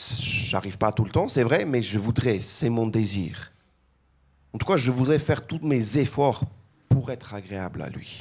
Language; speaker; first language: French; native; French